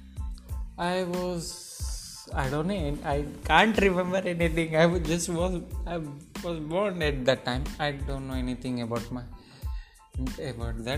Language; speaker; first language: English; non-native, local second language; Telugu